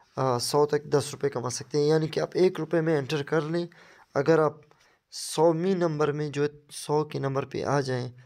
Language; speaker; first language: Urdu; non-native, local second language; Baluchi